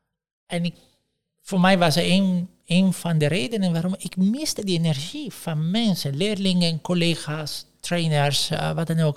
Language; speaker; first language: Dutch; non-native, fluent; Italian